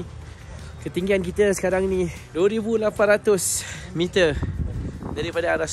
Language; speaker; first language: Malay; native; Malay